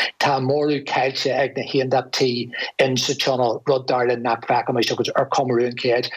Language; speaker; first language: Irish; non-native, local second language; English